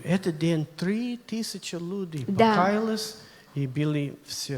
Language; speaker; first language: Russian; non-native, learner; English